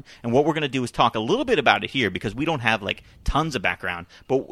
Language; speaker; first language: English; native; English